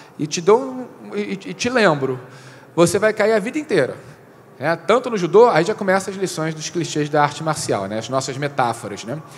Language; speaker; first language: Portuguese; native; Portuguese